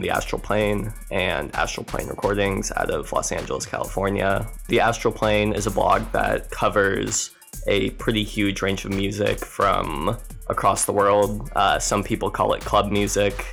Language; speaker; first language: English; native; English